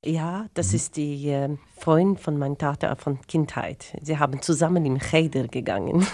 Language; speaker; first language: German; non-native, fluent; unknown